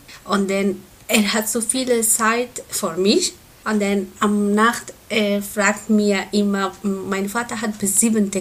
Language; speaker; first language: German; non-native, learner; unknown